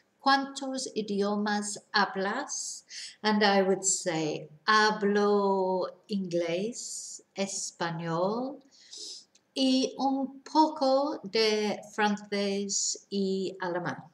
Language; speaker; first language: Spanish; non-native, fluent; English